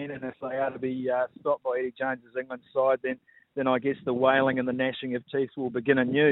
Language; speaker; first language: English; native; English